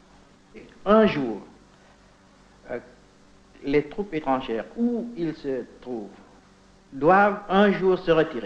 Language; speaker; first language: French; non-native, fluent; Indonesian